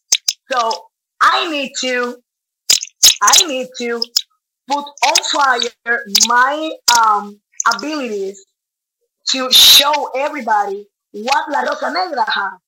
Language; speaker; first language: English; non-native, learner; Spanish